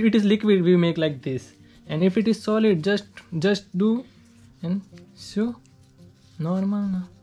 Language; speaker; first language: English; non-native, fluent; Hindi